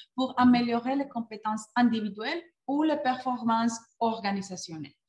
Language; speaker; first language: French; non-native, fluent; Spanish